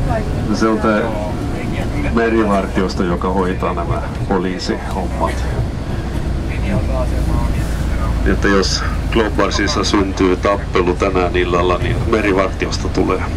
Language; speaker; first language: Finnish; non-native, local second language; Swedish